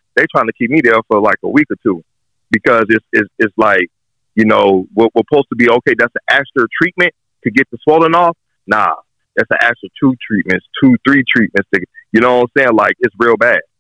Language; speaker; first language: English; native; English